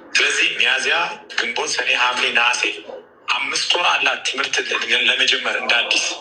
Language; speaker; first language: Amharic; non-native, local second language; Oromo